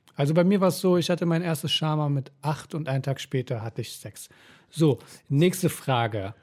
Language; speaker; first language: German; early bilingual, other home language; Persian